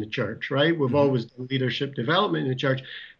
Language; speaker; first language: English; native; English